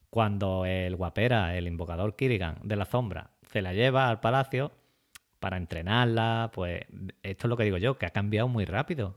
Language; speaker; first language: Spanish; native; Spanish